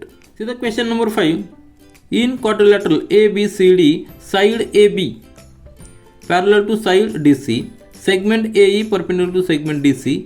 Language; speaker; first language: English; non-native, local second language; Marathi